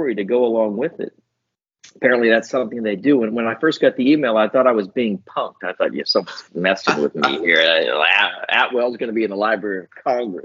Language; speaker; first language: English; native; English